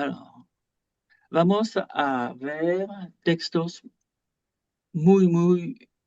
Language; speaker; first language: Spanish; non-native, fluent; French